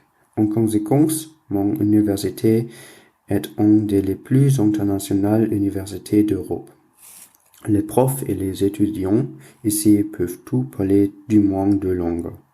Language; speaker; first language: French; non-native, learner; German